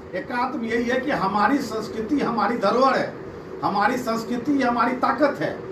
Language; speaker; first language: Hindi; native; Hindi